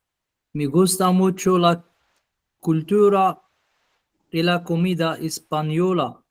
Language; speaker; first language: Spanish; non-native, learner; Arabic